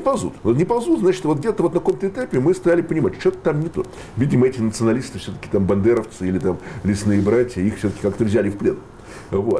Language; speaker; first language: Russian; native; Russian